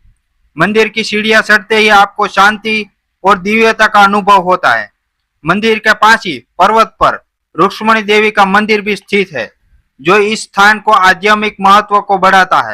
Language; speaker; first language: Hindi; non-native, local second language; Gujarati